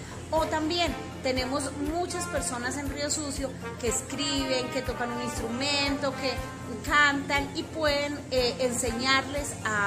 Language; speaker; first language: Spanish; native; Spanish